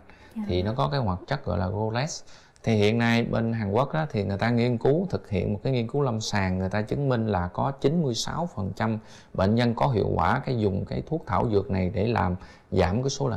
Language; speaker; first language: Vietnamese; native; Vietnamese